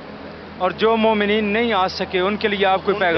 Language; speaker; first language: Urdu; native; Urdu